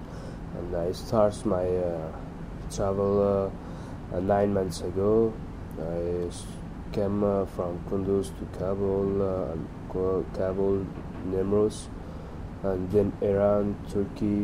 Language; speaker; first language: English; non-native, learner; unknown